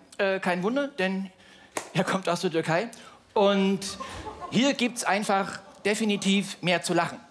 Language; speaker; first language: German; native; German